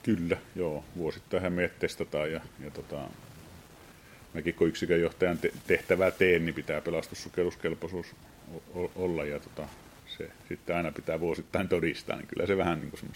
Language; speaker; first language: Finnish; native; Finnish